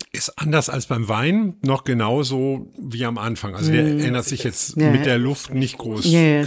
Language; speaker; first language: German; native; German